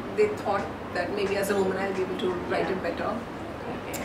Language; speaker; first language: English; non-native, local second language; Hindi